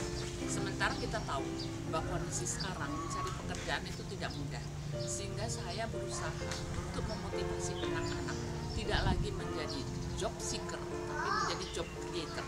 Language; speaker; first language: Indonesian; native; Indonesian